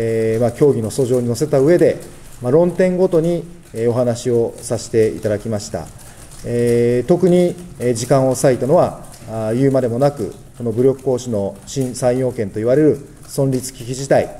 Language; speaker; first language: Japanese; native; Japanese